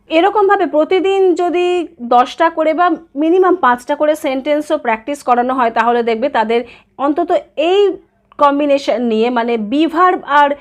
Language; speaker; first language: Bangla; native; Bangla